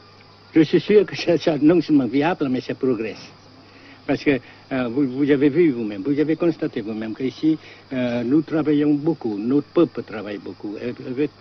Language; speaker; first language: French; non-native, fluent; Vietnamese